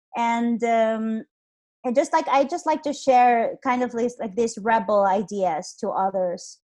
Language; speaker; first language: English; non-native, fluent; Spanish